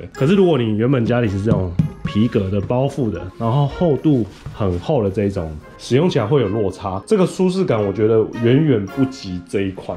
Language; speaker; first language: Chinese; native; Chinese